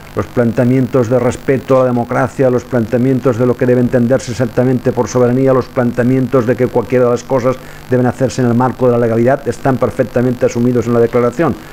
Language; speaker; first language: Spanish; non-native, local second language; Catalan